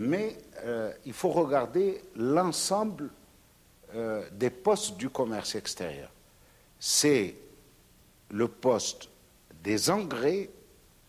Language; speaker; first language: French; non-native, local second language; Arabic